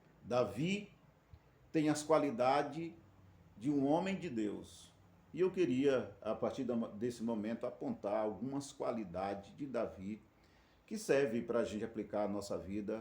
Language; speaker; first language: Portuguese; native; Portuguese